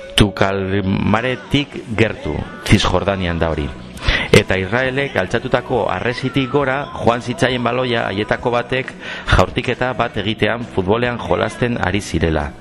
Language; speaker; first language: Basque; non-native, local second language; Spanish